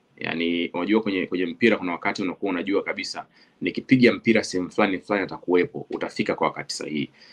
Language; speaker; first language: Swahili; native; Swahili